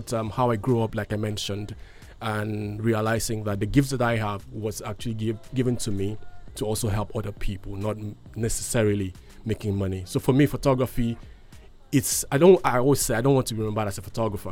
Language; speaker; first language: English; non-native, local second language; Ibibio